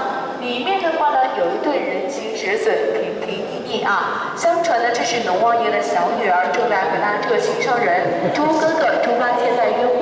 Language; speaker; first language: Chinese; native; Chinese